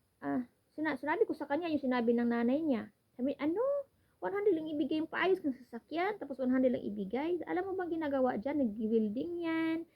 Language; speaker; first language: Filipino; non-native, local second language; Cebuano